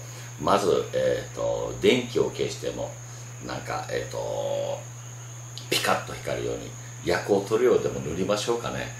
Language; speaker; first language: Japanese; native; Japanese